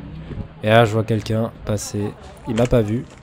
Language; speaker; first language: French; native; French